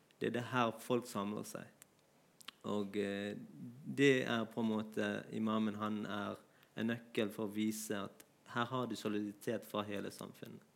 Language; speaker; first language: Norwegian; non-native, fluent; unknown